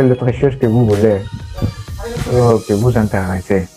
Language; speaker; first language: French; non-native, learner; Spanish